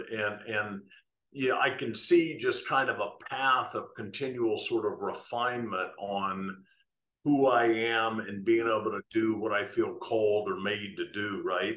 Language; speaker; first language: English; native; English